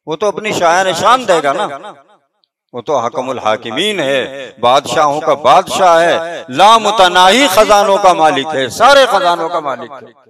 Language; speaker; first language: Urdu; native; Urdu